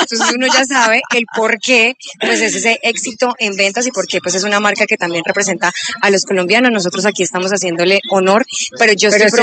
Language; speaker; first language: Spanish; native; Spanish